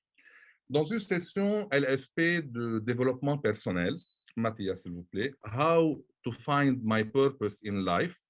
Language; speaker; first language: French; non-native, local second language; Arabic